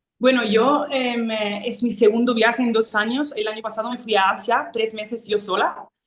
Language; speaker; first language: Spanish; non-native, fluent; Italian